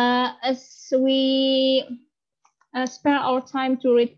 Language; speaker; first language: English; non-native, fluent; Indonesian